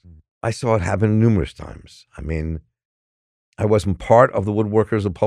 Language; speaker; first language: English; native; English